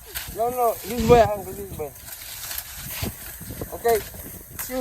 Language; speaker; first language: English; non-native, local second language; Fijian